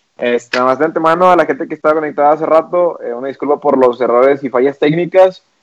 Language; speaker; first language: Spanish; native; Spanish